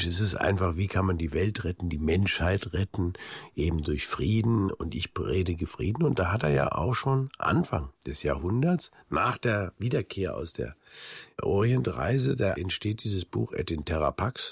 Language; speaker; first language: German; native; German